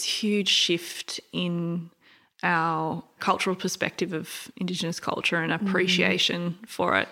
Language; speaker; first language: English; native; English